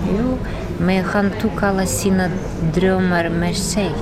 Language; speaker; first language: Swedish; non-native, learner; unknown